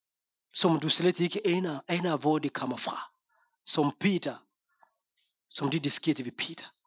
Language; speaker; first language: Danish; non-native, fluent; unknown